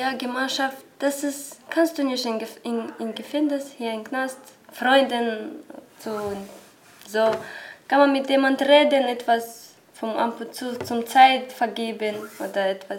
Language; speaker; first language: German; non-native, learner; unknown